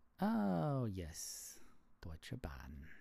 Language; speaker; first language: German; non-native, learner; English